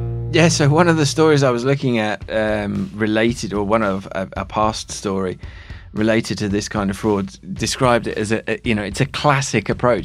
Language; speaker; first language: English; native; English